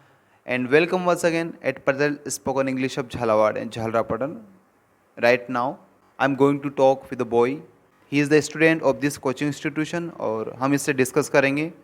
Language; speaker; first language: English; non-native, local second language; Hindi